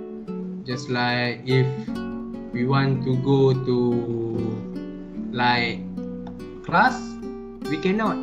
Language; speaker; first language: English; non-native, learner; Malay